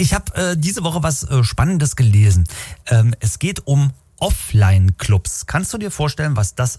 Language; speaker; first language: German; native; German